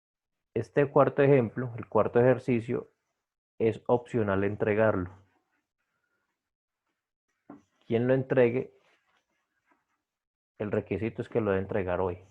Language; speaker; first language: Spanish; native; Spanish